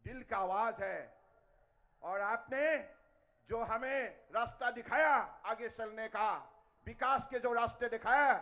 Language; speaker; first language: Hindi; non-native, local second language; Assamese